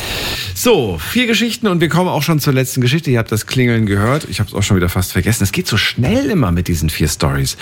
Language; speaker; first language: German; native; German